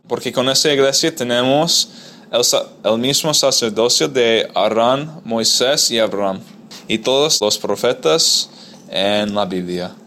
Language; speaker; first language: Spanish; non-native, fluent; English